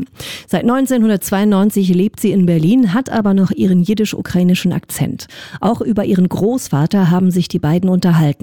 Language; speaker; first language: German; native; German